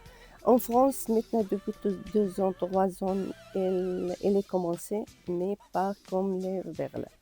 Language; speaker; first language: French; non-native, learner; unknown